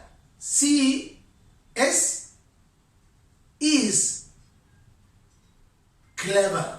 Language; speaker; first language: German; non-native, fluent; Sinhala